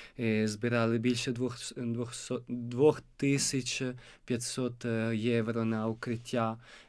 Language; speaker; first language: Ukrainian; non-native, fluent; Italian